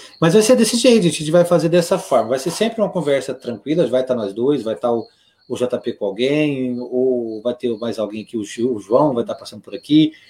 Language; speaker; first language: Portuguese; native; Portuguese